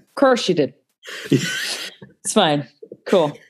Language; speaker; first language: English; native; English